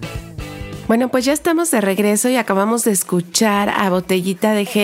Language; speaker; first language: Spanish; native; Spanish